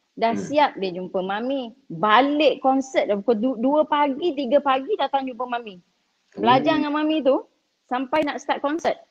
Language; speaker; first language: Malay; native; Malay